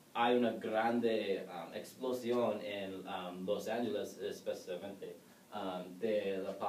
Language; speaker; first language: Spanish; non-native, learner; English